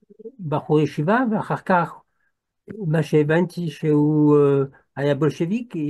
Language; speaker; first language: Hebrew; non-native, fluent; French